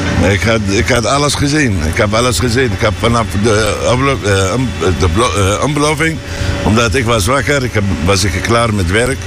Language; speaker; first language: Dutch; non-native, learner; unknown